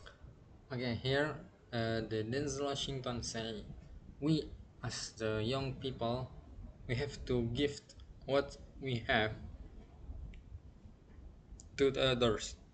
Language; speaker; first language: English; non-native, learner; Indonesian